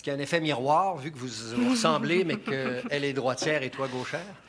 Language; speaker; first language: French; native; French